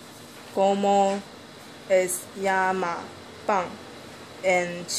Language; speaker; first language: Spanish; non-native, learner; Chinese